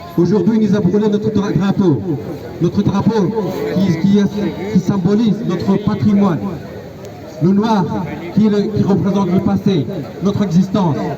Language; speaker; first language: French; non-native, fluent; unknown